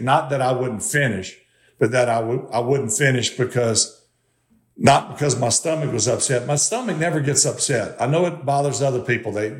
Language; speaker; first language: English; native; English